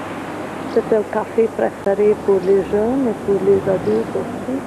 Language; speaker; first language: French; non-native, fluent; Hungarian